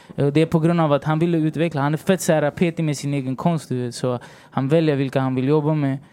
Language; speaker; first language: Swedish; early bilingual, other home language; Spanish